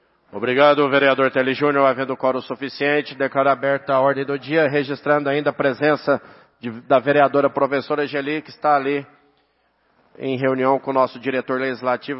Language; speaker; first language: Portuguese; native; Portuguese